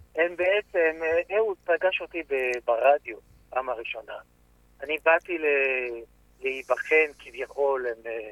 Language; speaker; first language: Hebrew; non-native, fluent; French